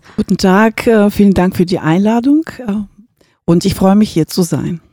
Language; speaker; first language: German; non-native, fluent; Bulgarian